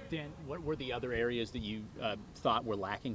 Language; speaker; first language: English; native; English